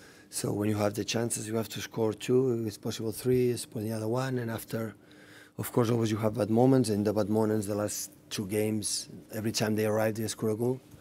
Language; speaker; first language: English; non-native, fluent; Catalan